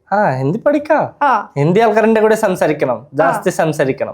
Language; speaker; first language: Malayalam; non-native, local second language; Bangla